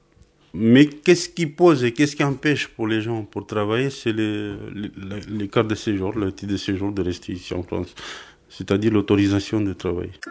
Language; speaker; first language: French; non-native, fluent; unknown